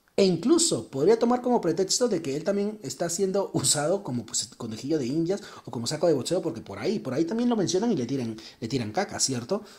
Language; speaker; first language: Spanish; native; Spanish